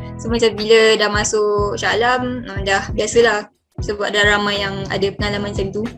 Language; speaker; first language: Malay; native; Malay